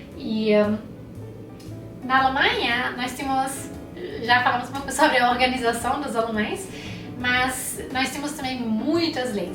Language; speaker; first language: Portuguese; non-native, fluent; German